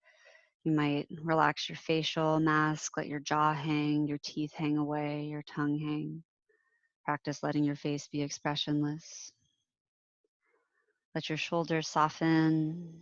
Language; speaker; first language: English; native; English